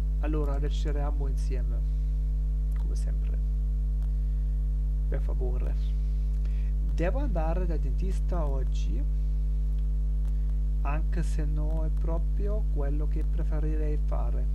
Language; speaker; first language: Italian; non-native, learner; German